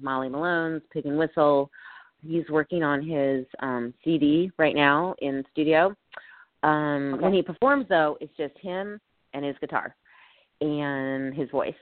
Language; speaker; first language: English; native; English